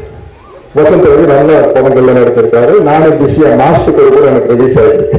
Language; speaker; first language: Tamil; native; Tamil